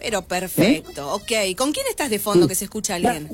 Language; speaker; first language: Spanish; native; Spanish